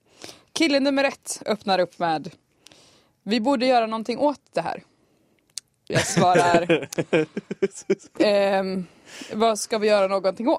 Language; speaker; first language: Swedish; native; Swedish